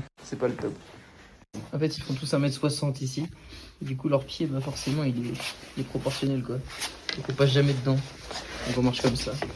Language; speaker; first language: French; native; French